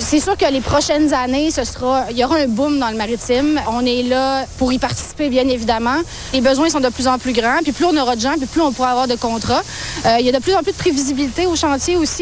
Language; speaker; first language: French; native; French